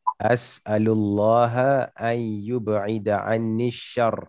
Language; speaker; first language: Arabic; non-native, fluent; Malay